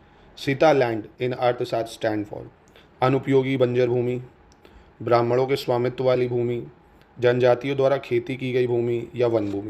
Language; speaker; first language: Hindi; native; Hindi